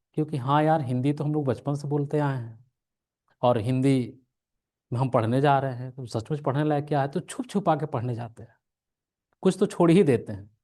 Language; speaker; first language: Hindi; native; Hindi